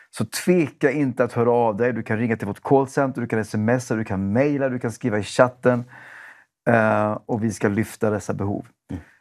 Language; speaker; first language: Swedish; native; Swedish